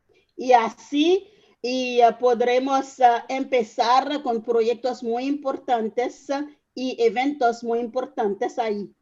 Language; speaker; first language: Spanish; non-native, fluent; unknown